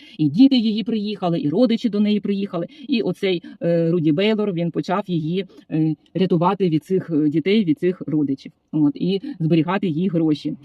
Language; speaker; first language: Ukrainian; non-native, local second language; Russian